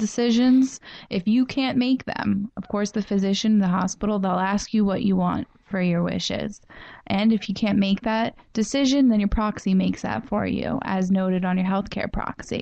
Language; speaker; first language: English; native; English